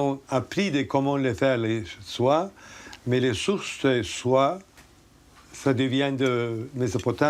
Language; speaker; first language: French; non-native, learner; Turkish